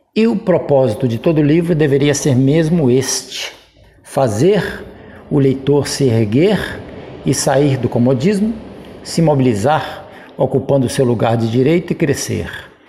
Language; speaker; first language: Portuguese; native; Portuguese